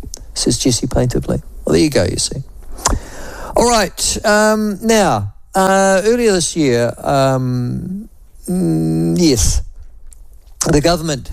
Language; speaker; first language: English; native; English